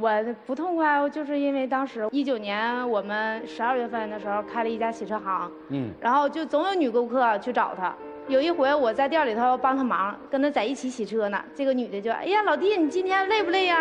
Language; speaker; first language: Chinese; native; Chinese